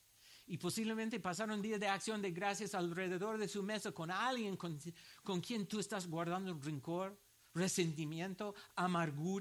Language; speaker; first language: Spanish; non-native, fluent; English